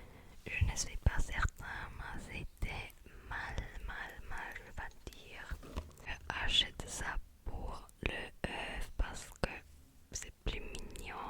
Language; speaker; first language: French; non-native, learner; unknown